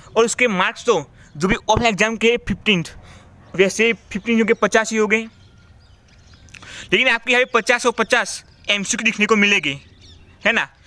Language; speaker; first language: Hindi; non-native, local second language; Gujarati